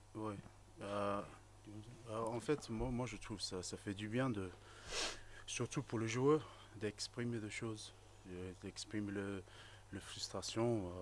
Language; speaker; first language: French; non-native, fluent; English